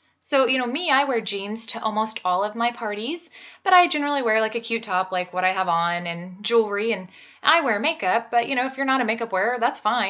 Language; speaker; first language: English; native; English